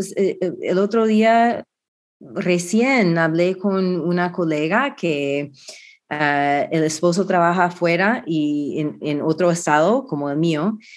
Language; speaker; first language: Spanish; non-native, fluent; English